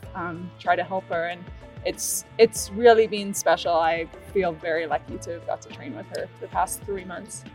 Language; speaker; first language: English; native; English